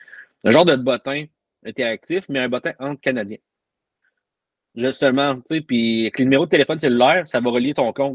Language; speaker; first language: French; native; French